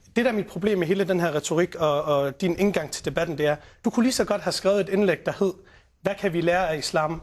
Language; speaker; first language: Danish; early bilingual, other home language; Arabic